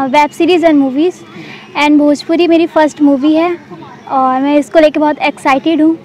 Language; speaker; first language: Hindi; native; Hindi